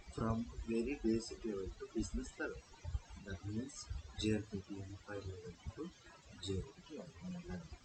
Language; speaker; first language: English; non-native, local second language; Kannada